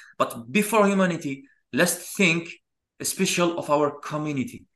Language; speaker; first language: English; non-native, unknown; Arabic